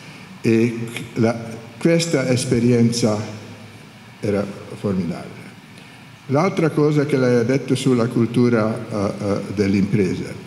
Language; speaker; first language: Italian; non-native, learner; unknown